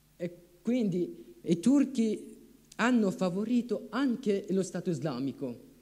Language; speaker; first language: Italian; non-native, fluent; Kurdish